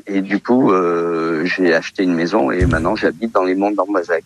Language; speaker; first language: French; early bilingual, other home language; Portuguese